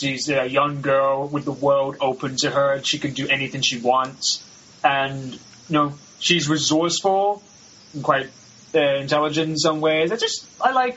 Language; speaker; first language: English; native; English